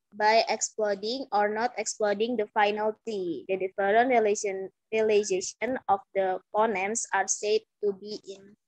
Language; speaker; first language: English; non-native, learner; Indonesian